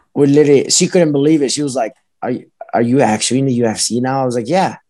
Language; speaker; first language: English; early bilingual, other home language; Arabic